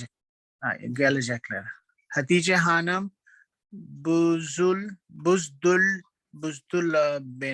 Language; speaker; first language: Turkish; non-native, learner; Urdu